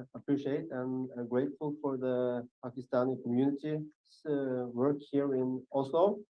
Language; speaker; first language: English; non-native, fluent; Norwegian